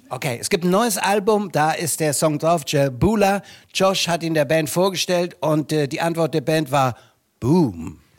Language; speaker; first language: German; native; German